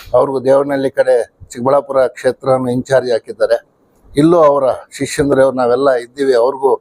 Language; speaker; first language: Kannada; native; Kannada